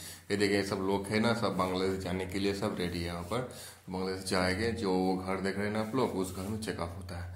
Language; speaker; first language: Hindi; non-native, local second language; Bangla